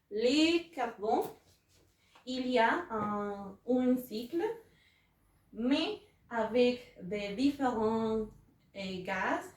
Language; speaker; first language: French; non-native, learner; Spanish